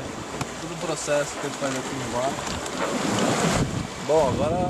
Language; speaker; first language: Portuguese; non-native, fluent; French